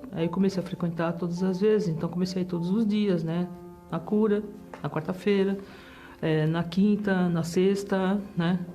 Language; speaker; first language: Portuguese; early bilingual, other home language; German